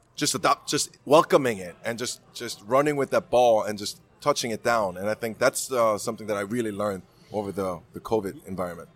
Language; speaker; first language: English; non-native, fluent; Korean